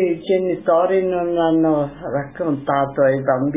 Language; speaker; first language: Italian; non-native, local second language; German